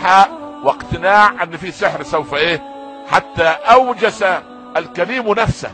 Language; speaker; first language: Arabic; native; Arabic